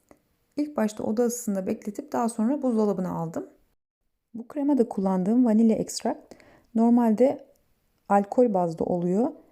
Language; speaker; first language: Turkish; native; Turkish